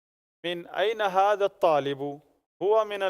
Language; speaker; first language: Arabic; non-native, fluent; Urdu